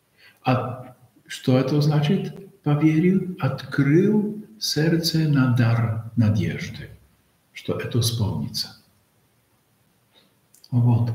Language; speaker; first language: Russian; non-native, fluent; Polish